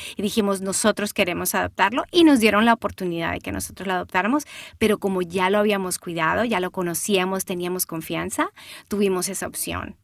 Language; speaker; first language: Spanish; early bilingual, heritage; Spanish